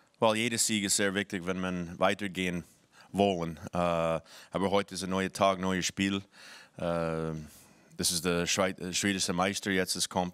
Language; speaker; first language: German; non-native, fluent; English